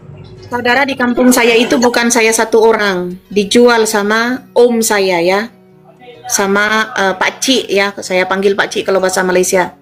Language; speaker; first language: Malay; non-native, local second language; Madurese